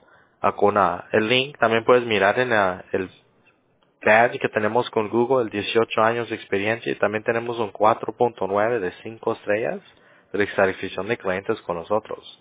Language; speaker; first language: Spanish; early bilingual, heritage; English